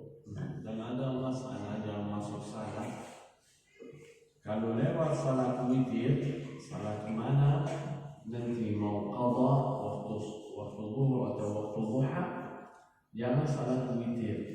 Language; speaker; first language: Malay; non-native, learner; Arabic